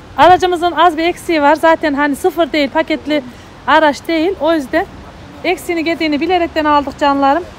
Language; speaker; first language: Turkish; native; Turkish